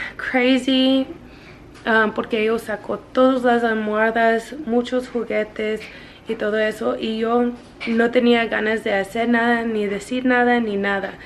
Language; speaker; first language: Spanish; early bilingual, heritage; Spanish